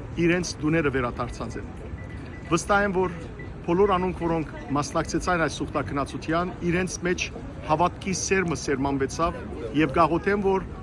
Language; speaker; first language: Armenian; early bilingual, heritage; Armenian